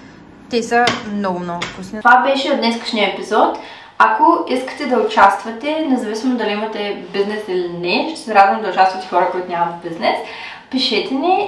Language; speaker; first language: Bulgarian; native; Bulgarian